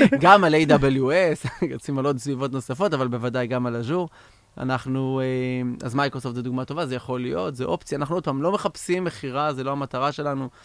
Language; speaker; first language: Hebrew; native; Hebrew